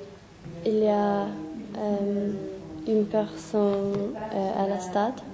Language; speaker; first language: French; non-native, learner; English